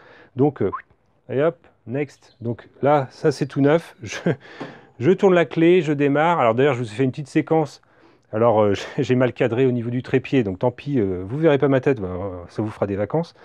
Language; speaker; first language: French; native; French